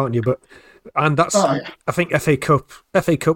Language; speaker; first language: English; native; English